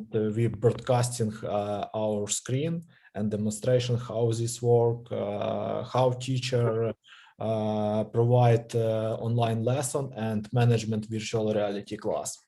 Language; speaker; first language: English; non-native, learner; Russian